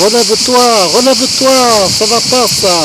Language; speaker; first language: French; native; French